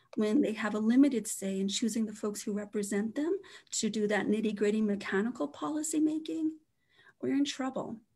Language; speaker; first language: English; native; English